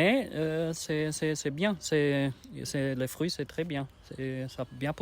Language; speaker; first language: French; non-native, learner; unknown